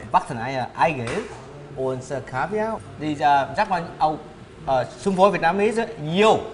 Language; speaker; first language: German; non-native, learner; Vietnamese